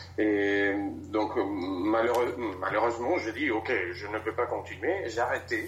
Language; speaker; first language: French; non-native, fluent; Spanish